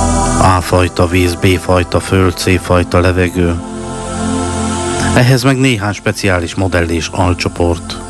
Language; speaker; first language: Hungarian; native; Hungarian